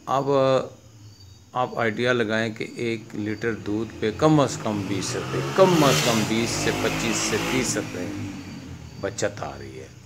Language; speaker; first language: Urdu; native; Urdu